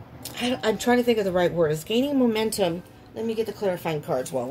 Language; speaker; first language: English; native; English